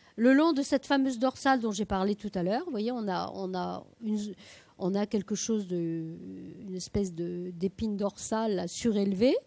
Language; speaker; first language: French; native; French